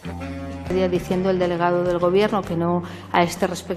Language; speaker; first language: Spanish; native; Spanish